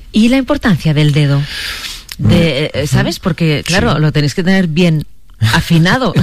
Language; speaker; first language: Spanish; native; Spanish